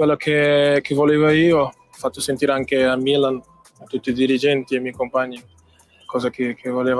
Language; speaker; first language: Italian; non-native, fluent; Portuguese